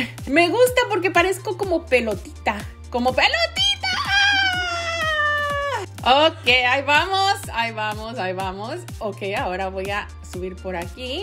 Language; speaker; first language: Spanish; native; Spanish